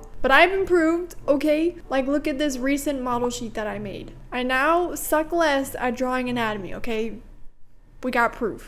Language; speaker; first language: English; native; English